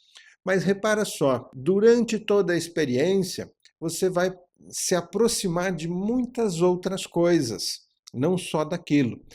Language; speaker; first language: Portuguese; native; Portuguese